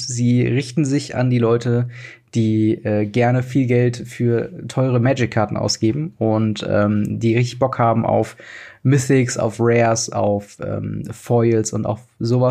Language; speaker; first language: German; native; German